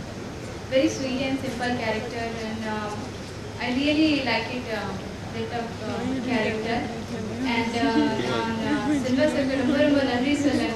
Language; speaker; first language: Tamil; non-native, learner; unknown